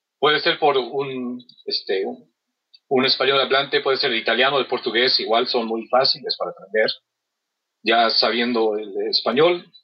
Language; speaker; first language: Spanish; non-native, fluent; English